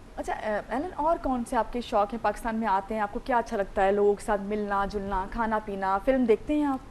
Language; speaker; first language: Urdu; native; Urdu